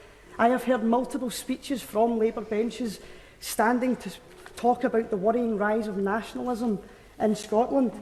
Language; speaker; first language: English; native; English